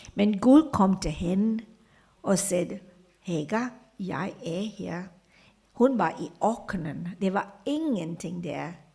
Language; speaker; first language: Danish; non-native, fluent; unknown